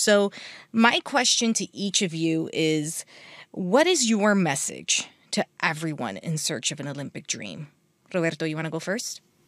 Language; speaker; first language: English; early bilingual, other home language; Spanish